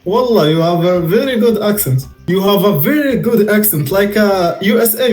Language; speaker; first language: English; non-native, learner; Arabic